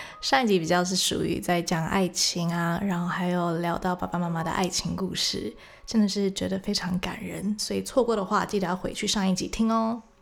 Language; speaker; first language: Chinese; early bilingual, heritage; Chinese